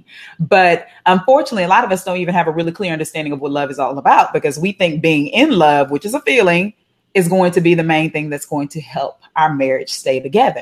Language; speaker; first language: English; native; English